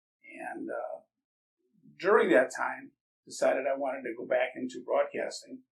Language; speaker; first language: English; native; English